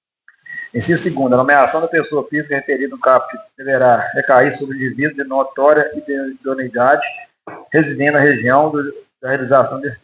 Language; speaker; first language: Portuguese; native; Portuguese